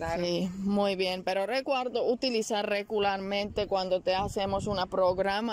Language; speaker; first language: Spanish; non-native, learner; Finnish